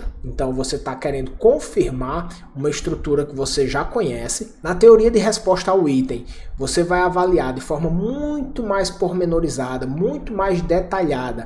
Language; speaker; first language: Portuguese; native; Portuguese